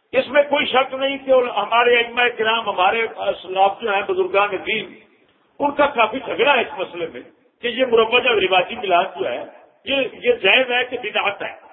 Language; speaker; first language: Urdu; non-native, local second language; Punjabi